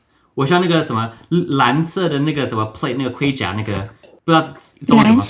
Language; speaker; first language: Chinese; early bilingual, heritage; Chinese